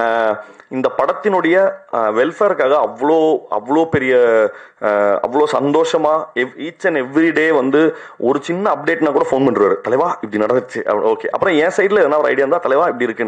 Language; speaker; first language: Tamil; native; Tamil